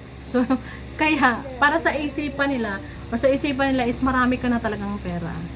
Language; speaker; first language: Filipino; non-native, local second language; Cebuano